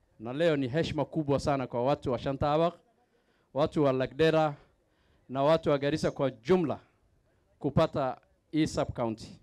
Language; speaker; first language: Swahili; non-native, local second language; Somali